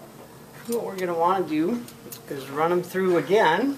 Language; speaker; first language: English; native; English